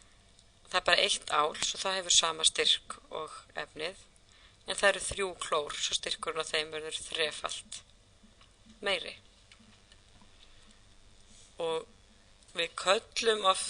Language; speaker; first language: Icelandic; native; Icelandic